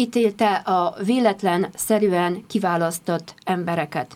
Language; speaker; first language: Hungarian; non-native, fluent; Polish